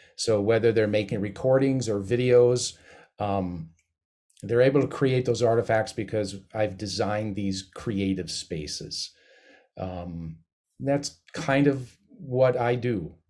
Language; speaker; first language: English; native; English